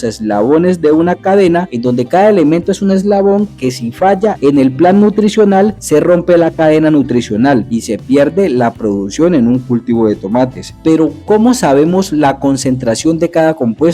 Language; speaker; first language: Spanish; native; Spanish